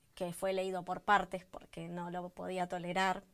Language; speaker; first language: Spanish; native; Spanish